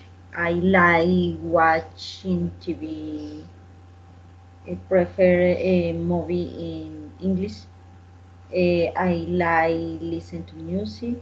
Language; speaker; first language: English; non-native, learner; Spanish